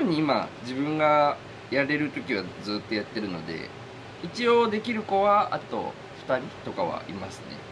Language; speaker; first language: Japanese; native; Japanese